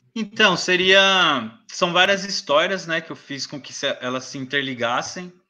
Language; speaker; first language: Portuguese; native; Portuguese